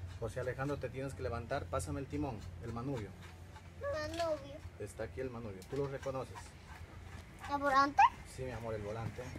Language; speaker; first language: Spanish; native; Spanish